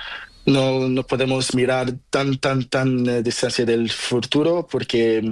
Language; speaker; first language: Spanish; non-native, learner; Portuguese